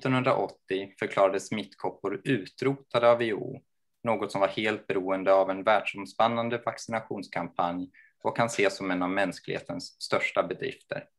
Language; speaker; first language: Swedish; native; Swedish